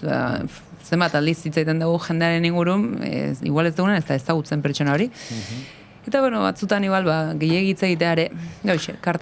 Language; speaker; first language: Basque; native; Basque